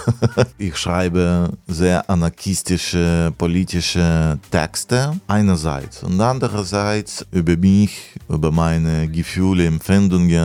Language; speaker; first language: German; non-native, fluent; Russian